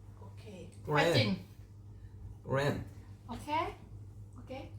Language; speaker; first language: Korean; non-native, learner; Vietnamese